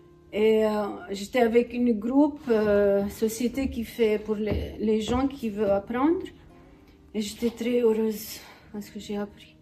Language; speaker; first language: French; non-native, learner; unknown